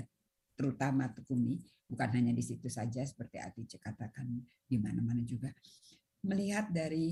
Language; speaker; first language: Indonesian; native; Indonesian